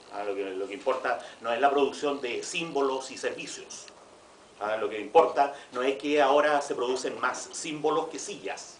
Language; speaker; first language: Spanish; native; Spanish